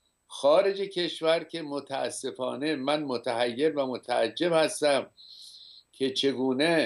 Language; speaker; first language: Persian; native; Persian